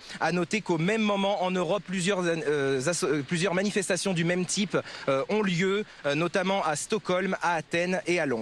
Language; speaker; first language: French; native; French